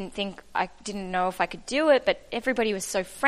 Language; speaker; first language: English; native; English